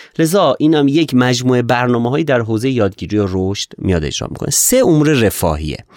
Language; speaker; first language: Persian; native; Persian